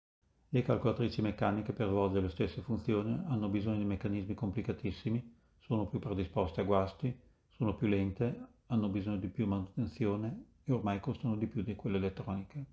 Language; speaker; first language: Italian; native; Italian